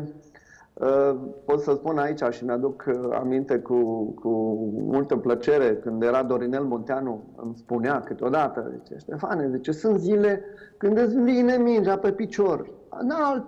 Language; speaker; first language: Romanian; native; Romanian